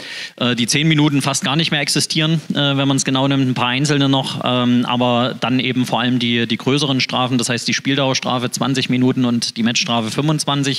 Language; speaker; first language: German; native; German